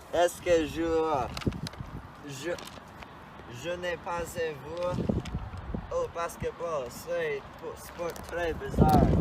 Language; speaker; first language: French; non-native, learner; English